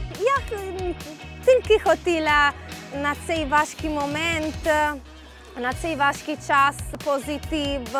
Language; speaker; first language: Ukrainian; non-native, learner; Italian